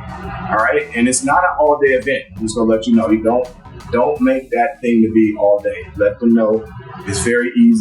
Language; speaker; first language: English; native; English